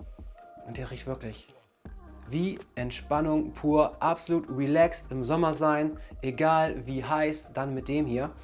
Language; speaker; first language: German; native; German